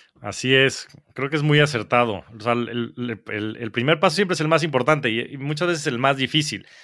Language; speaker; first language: Spanish; native; Spanish